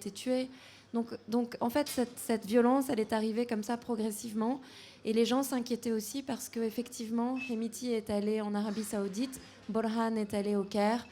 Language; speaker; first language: French; native; French